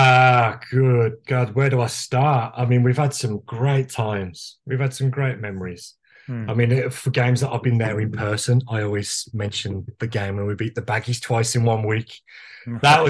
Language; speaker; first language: English; native; English